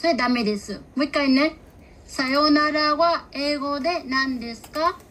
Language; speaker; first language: Japanese; non-native, fluent; Bangla